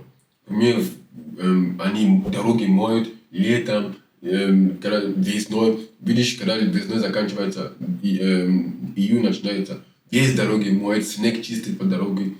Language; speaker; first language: Russian; non-native, fluent; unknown